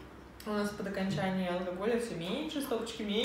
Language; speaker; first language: Russian; native; Russian